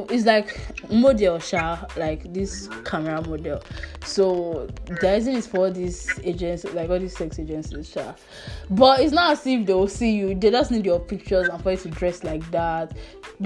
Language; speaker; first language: English; non-native, local second language; Igbo